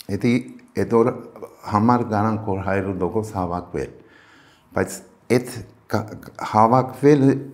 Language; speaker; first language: Armenian; early bilingual, heritage; Armenian